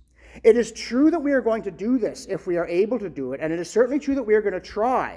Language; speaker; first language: English; native; English